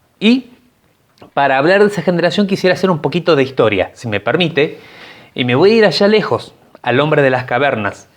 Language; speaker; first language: Spanish; native; Spanish